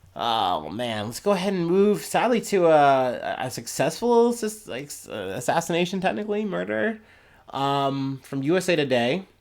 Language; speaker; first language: English; native; English